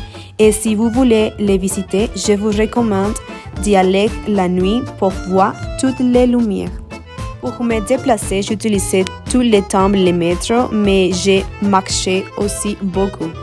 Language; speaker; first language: French; non-native, learner; Spanish